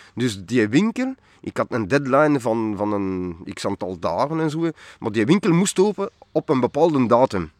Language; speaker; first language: Dutch; non-native, local second language; French